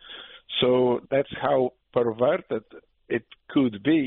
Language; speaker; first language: English; non-native, fluent; Polish